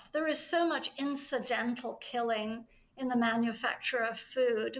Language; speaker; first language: English; native; English